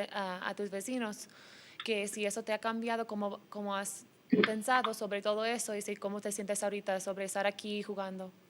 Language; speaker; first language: Spanish; early bilingual, heritage; English